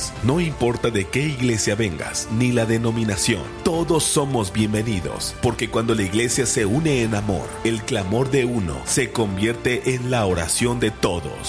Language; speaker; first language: Spanish; native; Spanish